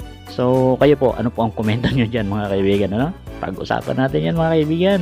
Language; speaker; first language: Filipino; native; Filipino